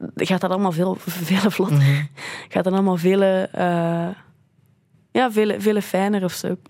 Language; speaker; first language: Dutch; native; Dutch